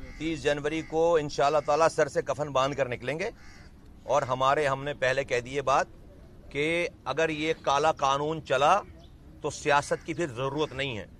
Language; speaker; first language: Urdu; native; Urdu